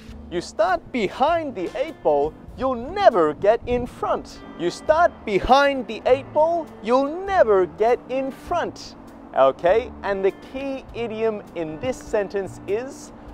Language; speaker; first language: English; native; English